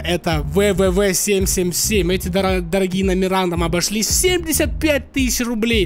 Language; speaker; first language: Russian; native; Russian